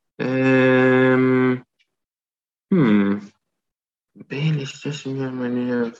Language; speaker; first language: Irish; native; Irish